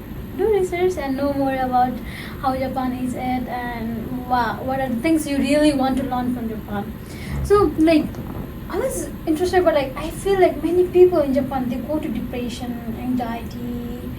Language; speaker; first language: English; non-native, fluent; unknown